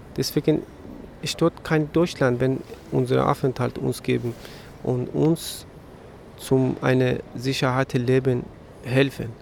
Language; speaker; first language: German; non-native, learner; Persian